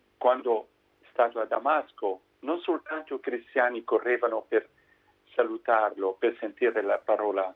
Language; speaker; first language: Italian; non-native, fluent; Arabic